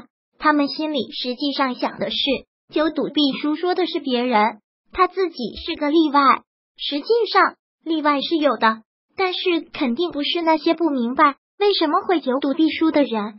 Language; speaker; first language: Chinese; native; Chinese